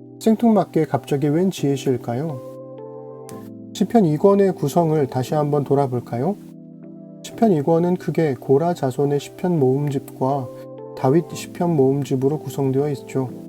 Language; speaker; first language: Korean; native; Korean